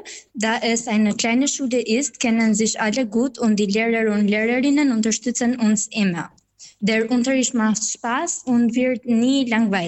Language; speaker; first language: German; non-native, fluent; Albanian